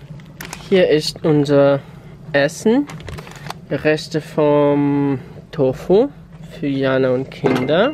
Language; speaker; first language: German; non-native, fluent; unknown